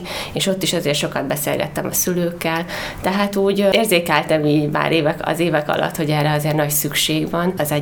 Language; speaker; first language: Hungarian; native; Hungarian